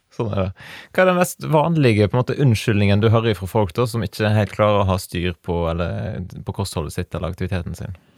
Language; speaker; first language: Norwegian; native; Norwegian